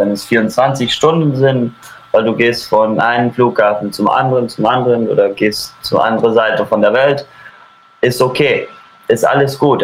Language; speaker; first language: German; early bilingual, heritage; German